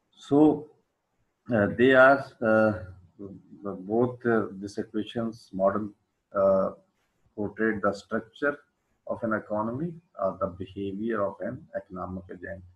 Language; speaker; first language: English; non-native, local second language; Urdu